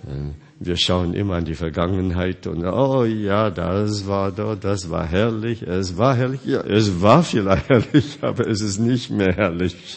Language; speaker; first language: German; non-native, fluent; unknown